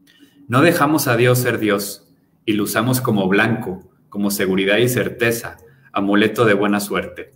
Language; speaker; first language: Spanish; native; Spanish